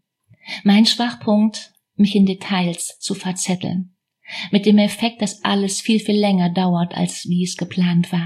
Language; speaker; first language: German; native; German